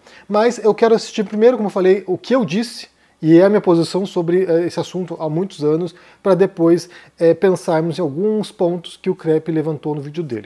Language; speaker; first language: Portuguese; native; Portuguese